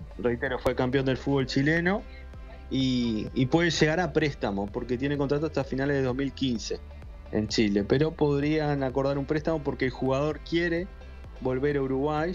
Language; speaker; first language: Spanish; native; Spanish